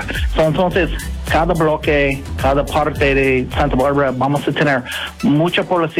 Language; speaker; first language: Spanish; non-native, learner; English